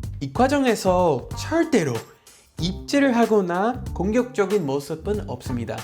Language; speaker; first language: Korean; native; Korean